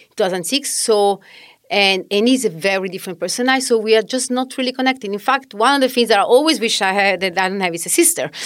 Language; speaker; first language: English; non-native, fluent; Italian